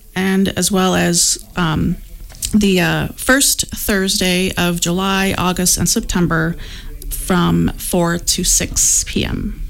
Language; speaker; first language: English; native; English